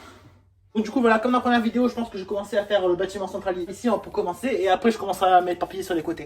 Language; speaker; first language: French; native; French